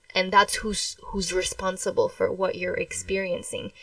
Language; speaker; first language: English; early bilingual, other home language; Spanish